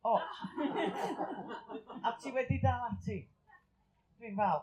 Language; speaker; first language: Welsh; native; Welsh